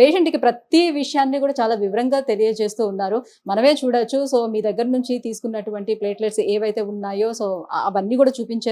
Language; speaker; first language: Telugu; native; Telugu